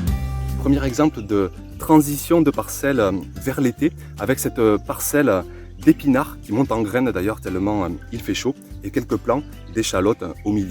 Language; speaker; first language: French; native; French